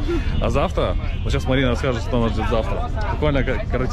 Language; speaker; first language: Russian; native; Russian